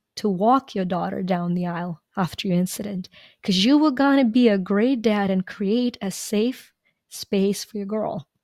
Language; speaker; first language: English; non-native, fluent; Ukrainian